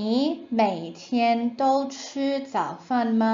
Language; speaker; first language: Chinese; non-native, fluent; English